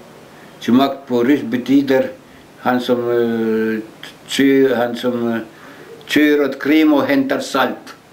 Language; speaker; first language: Swedish; early bilingual, heritage; Swedish